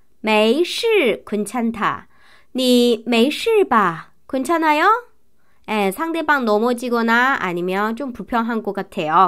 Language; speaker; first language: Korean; non-native, fluent; Chinese